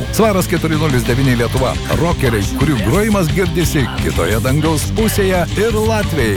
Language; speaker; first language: Lithuanian; native; Lithuanian